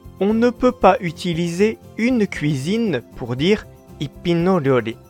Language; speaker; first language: French; non-native, fluent; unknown